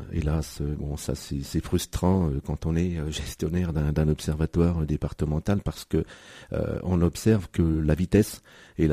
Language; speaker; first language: French; native; French